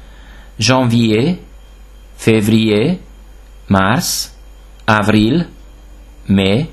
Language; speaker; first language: French; non-native, fluent; Hungarian